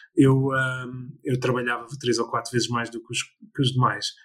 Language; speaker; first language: Portuguese; early bilingual, other home language; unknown